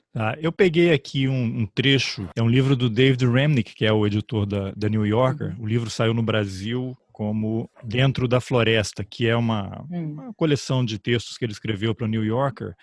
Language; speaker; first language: Portuguese; native; Portuguese